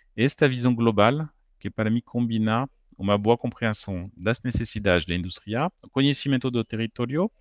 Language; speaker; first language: Portuguese; non-native, fluent; French